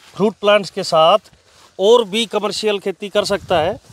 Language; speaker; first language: Hindi; native; Hindi